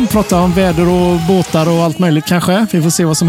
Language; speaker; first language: Swedish; native; Swedish